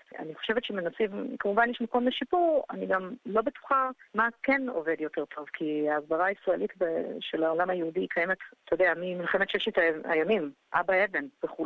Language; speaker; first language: Hebrew; early bilingual, other home language; English